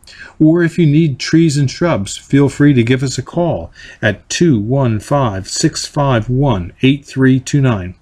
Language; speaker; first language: English; native; English